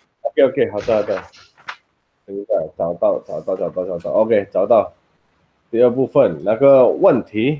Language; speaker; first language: Chinese; non-native, learner; Indonesian